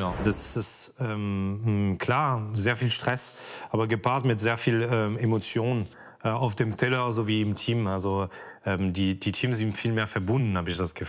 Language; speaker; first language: German; non-native, fluent; French